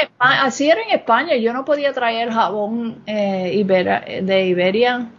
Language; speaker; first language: Spanish; non-native, fluent; English